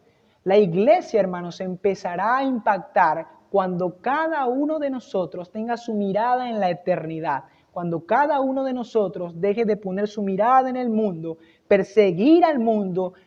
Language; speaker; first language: Spanish; native; Spanish